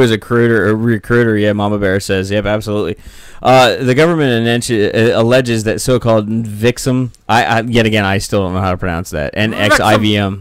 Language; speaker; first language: English; native; English